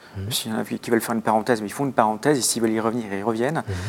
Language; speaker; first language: French; native; French